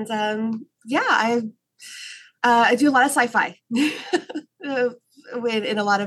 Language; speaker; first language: English; native; English